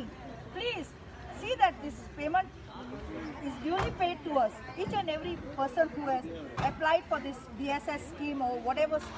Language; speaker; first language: English; non-native, local second language; Konkani